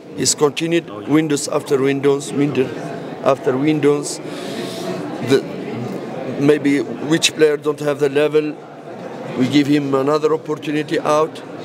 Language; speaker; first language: English; non-native, learner; Arabic